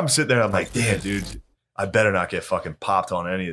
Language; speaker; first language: English; native; English